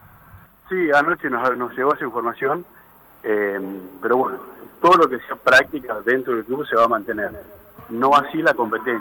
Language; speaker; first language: Spanish; native; Spanish